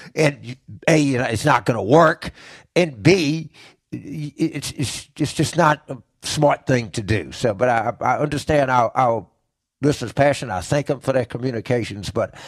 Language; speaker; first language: English; native; English